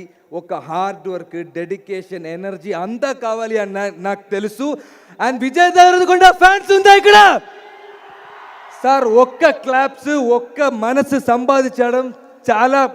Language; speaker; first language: Telugu; non-native, learner; Malayalam